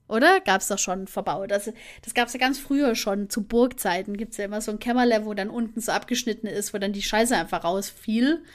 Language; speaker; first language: German; native; German